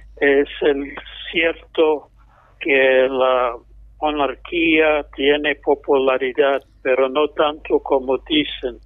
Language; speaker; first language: Spanish; non-native, fluent; English